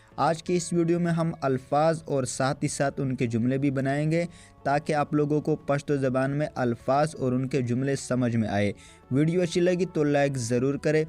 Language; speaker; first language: Urdu; non-native, local second language; Pashto